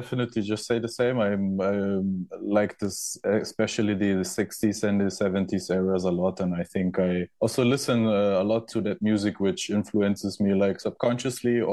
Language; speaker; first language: English; non-native, fluent; German